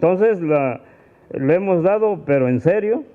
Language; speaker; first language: Spanish; native; Spanish